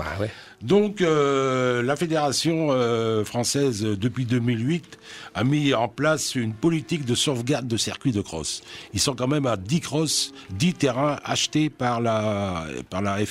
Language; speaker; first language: French; native; French